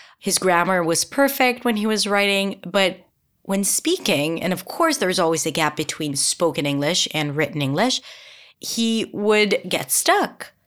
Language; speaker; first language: English; non-native, fluent; Hebrew